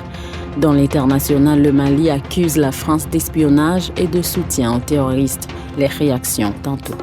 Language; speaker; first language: French; native; French